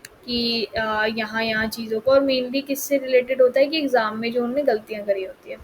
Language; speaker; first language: Hindi; native; Hindi